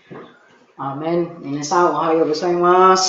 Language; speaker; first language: Japanese; non-native, learner; Filipino